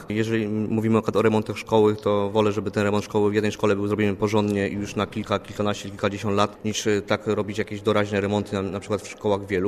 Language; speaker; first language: Polish; native; Polish